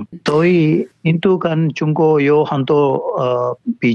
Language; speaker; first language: Chinese; non-native, fluent; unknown